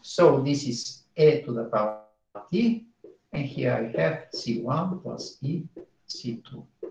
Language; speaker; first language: English; non-native, fluent; Bulgarian